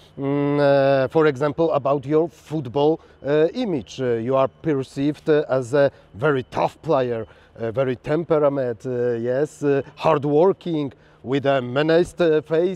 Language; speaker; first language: English; non-native, fluent; Polish